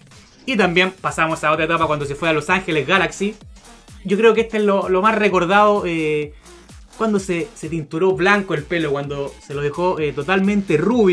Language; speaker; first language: Spanish; native; Spanish